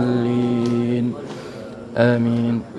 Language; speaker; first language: Arabic; non-native, fluent; Malay